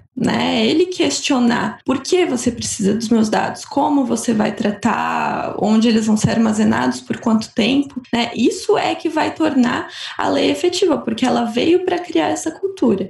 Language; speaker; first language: Portuguese; native; Portuguese